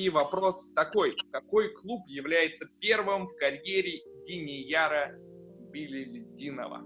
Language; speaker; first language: Russian; native; Russian